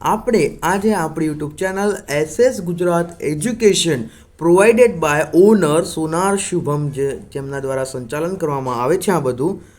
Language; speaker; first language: Gujarati; non-native, local second language; Marathi